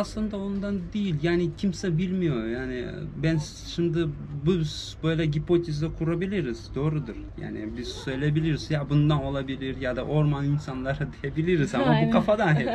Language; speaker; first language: Turkish; non-native, fluent; Russian